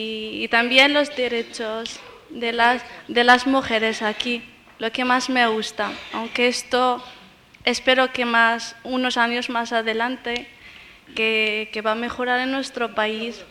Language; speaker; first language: Spanish; non-native, fluent; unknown